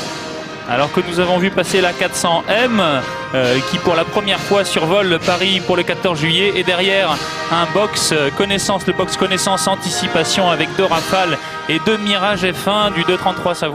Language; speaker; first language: French; native; French